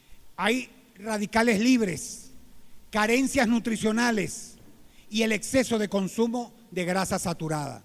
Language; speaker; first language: Spanish; native; Spanish